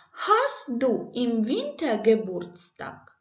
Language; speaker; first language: German; non-native, fluent; Ukrainian